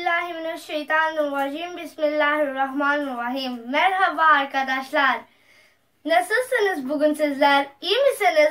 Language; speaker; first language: Turkish; non-native, learner; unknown